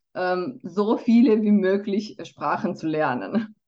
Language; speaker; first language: German; non-native, fluent; Romanian